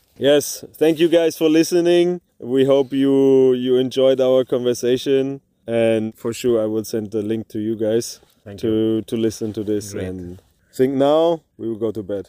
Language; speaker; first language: English; non-native, fluent; German